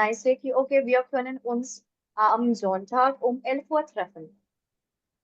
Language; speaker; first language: German; non-native, learner; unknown